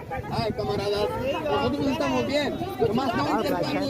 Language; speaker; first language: Spanish; early bilingual, heritage; Spanish